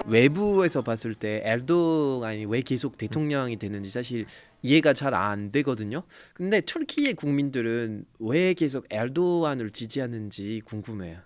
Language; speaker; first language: Korean; non-native, fluent; French